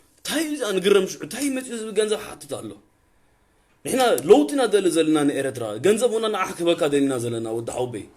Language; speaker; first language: Tigrinya; early bilingual, heritage; Tigrinya